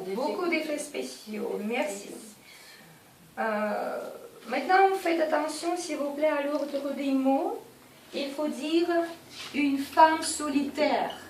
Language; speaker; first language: French; non-native, fluent; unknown